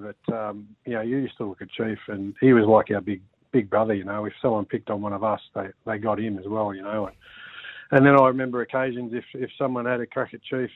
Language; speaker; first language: English; native; English